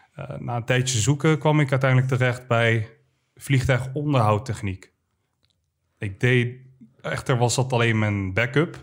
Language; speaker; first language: Dutch; early bilingual, other home language; Arabic